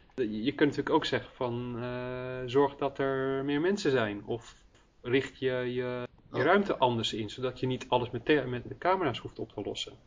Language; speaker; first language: Dutch; early bilingual, heritage; Dutch